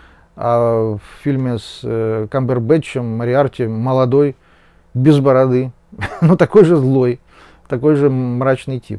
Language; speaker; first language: Russian; native; Russian